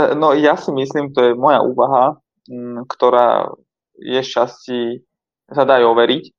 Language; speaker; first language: Slovak; non-native, fluent; Armenian